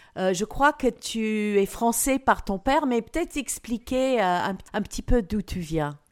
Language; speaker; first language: French; non-native, fluent; English